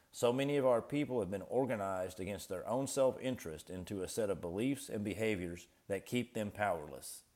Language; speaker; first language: English; native; English